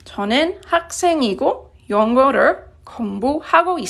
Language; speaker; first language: Korean; non-native, fluent; English